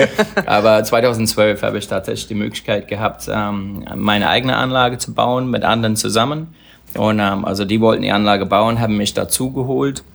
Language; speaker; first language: German; non-native, fluent; English